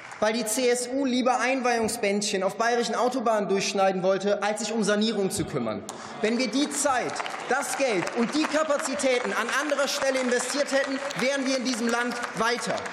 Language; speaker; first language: German; native; German